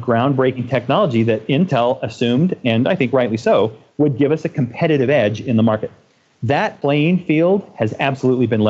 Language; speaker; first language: English; native; English